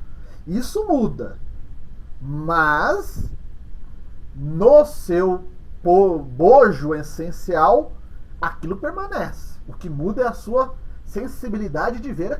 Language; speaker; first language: Portuguese; native; Portuguese